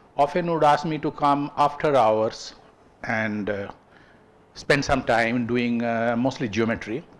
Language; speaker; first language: English; non-native, local second language; Bangla